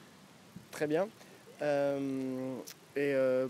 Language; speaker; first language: French; native; French